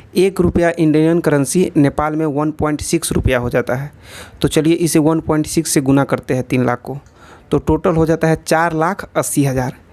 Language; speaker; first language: Hindi; native; Hindi